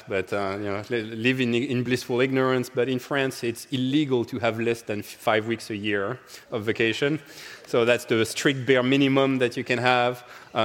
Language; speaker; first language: English; non-native, fluent; French